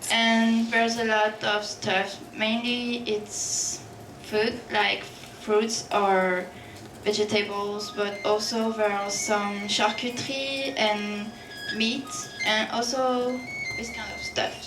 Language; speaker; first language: English; non-native, fluent; French